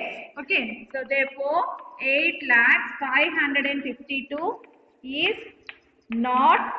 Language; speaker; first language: English; non-native, local second language; Telugu